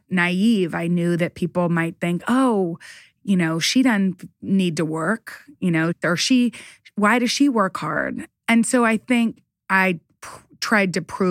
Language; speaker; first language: English; native; English